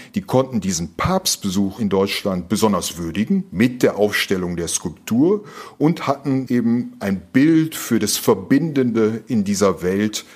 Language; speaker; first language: German; native; German